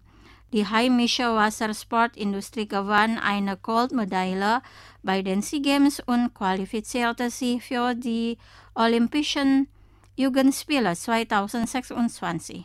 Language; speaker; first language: German; non-native, fluent; Indonesian